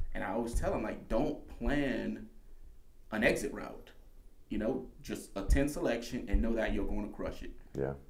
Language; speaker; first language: English; native; English